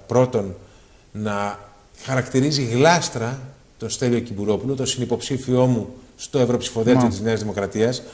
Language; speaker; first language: Greek; native; Greek